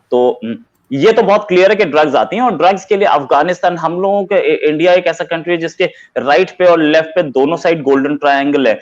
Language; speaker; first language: Hindi; native; Hindi